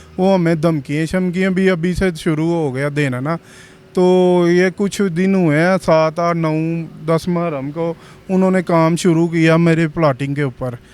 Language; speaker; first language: Urdu; non-native, local second language; Punjabi